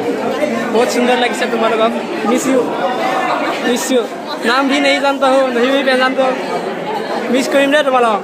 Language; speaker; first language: Hindi; non-native, local second language; Assamese